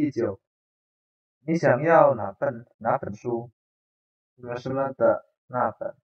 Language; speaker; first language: Chinese; non-native, fluent; Indonesian